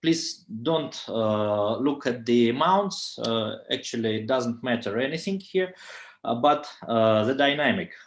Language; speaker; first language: English; non-native, fluent; Russian